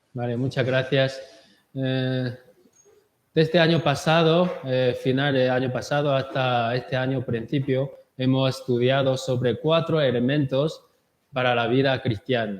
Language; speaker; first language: Spanish; non-native, learner; Korean